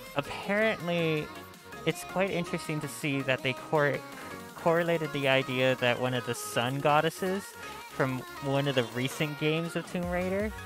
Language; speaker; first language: English; native; English